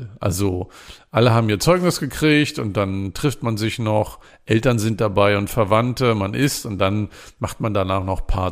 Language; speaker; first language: German; native; German